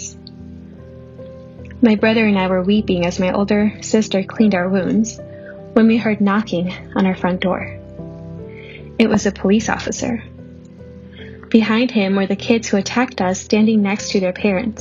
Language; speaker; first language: English; early bilingual, other home language; Spanish